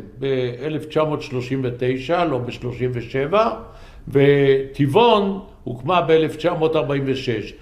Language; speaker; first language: Hebrew; native; Hebrew